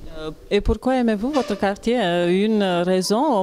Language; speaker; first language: French; non-native, learner; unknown